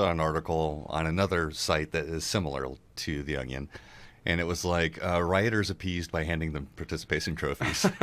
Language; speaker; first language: English; native; English